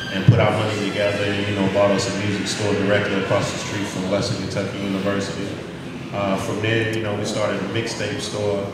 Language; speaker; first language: English; native; English